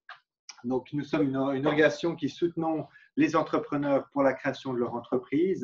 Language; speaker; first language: French; native; French